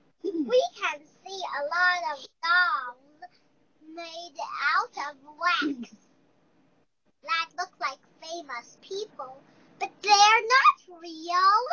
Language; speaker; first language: English; non-native, learner; Chinese